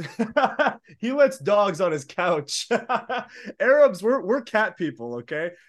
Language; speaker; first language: English; early bilingual, other home language; Arabic